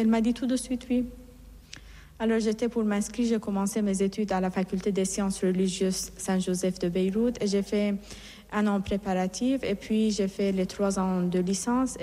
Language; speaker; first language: French; non-native, fluent; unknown